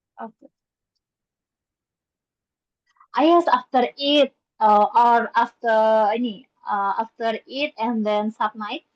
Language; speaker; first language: English; non-native, learner; Indonesian